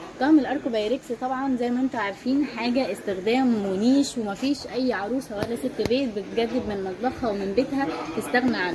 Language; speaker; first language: Arabic; native; Arabic